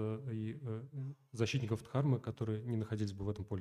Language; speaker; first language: Russian; native; Russian